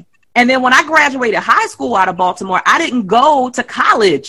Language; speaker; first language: English; native; English